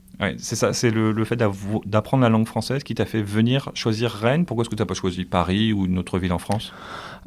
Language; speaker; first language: French; native; French